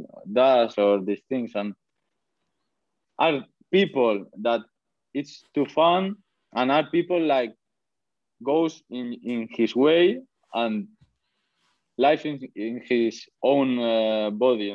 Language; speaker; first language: English; non-native, learner; Spanish